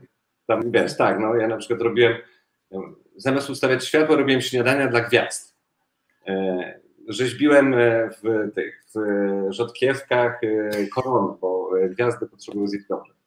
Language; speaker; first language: Polish; native; Polish